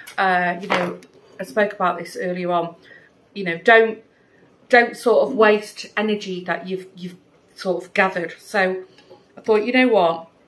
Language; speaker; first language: English; native; English